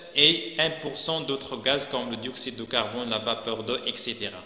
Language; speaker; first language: French; non-native, local second language; Arabic